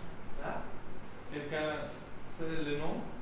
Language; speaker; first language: French; non-native, learner; German